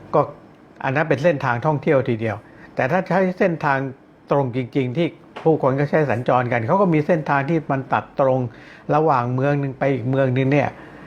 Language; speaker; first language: Thai; native; Thai